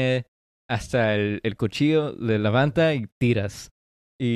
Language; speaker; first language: Spanish; early bilingual, heritage; English